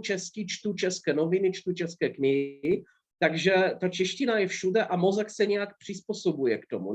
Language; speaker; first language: Czech; non-native, fluent; Polish